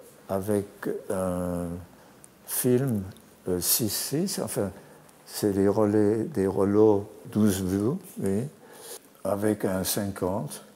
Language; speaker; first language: French; non-native, fluent; German